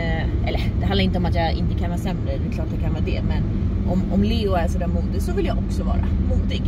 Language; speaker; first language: Swedish; native; Swedish